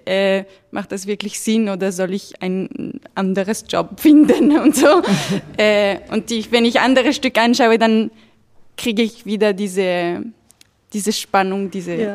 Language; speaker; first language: German; non-native, fluent; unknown